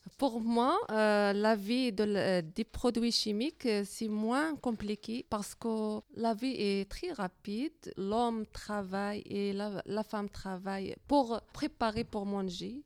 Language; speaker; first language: French; non-native, learner; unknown